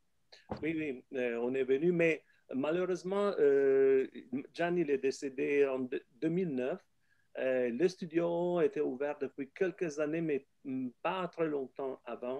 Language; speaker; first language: French; non-native, fluent; Italian